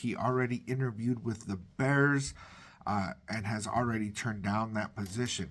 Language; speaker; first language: English; native; English